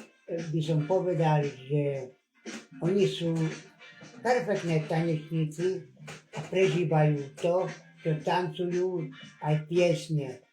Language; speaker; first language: Slovak; non-native, local second language; Hungarian